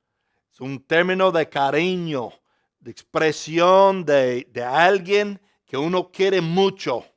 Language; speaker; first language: Spanish; non-native, fluent; English